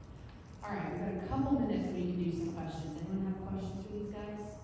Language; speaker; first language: English; native; English